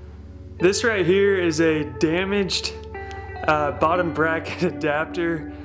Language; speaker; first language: English; native; English